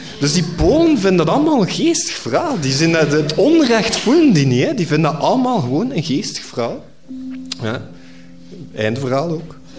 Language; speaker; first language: Dutch; native; Dutch